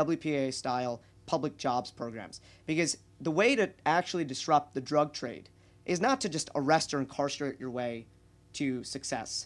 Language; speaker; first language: English; native; English